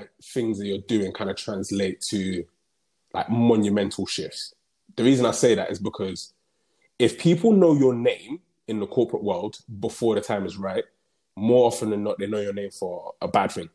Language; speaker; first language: English; native; English